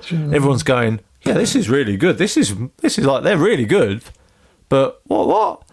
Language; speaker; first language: English; native; English